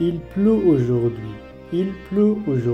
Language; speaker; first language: French; non-native, learner; Pashto